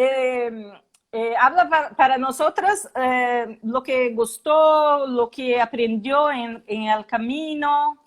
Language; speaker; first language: Spanish; non-native, learner; Portuguese